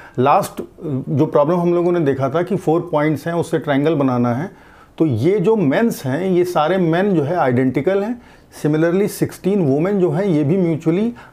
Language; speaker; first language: Hindi; native; Hindi